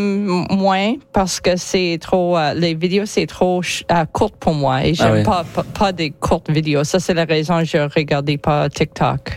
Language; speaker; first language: French; non-native, local second language; English